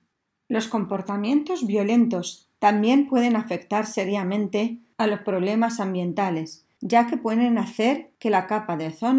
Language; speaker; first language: Spanish; native; Spanish